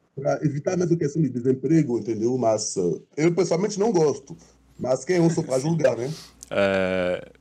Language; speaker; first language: Portuguese; non-native, fluent; French